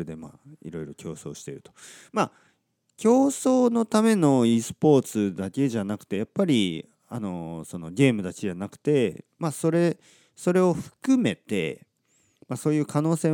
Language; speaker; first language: Japanese; native; Japanese